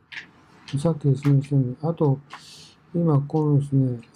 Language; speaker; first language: Japanese; native; Japanese